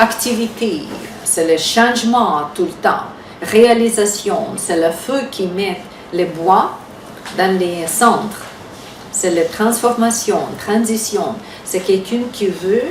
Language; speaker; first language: French; non-native, fluent; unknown